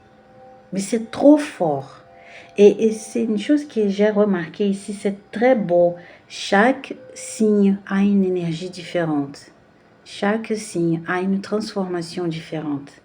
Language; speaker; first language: French; non-native, fluent; Portuguese